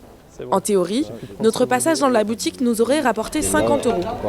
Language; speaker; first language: French; native; French